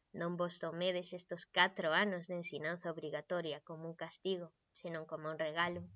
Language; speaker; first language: Galician; non-native, local second language; Spanish